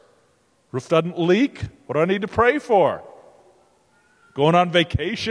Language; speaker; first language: English; native; English